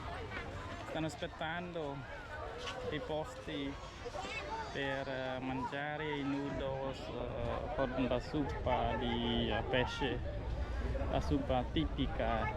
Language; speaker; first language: Italian; non-native, fluent; Vietnamese